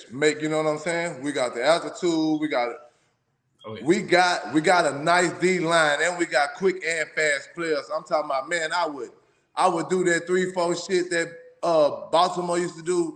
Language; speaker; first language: English; native; English